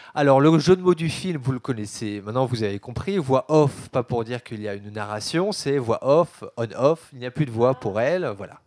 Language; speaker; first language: French; native; French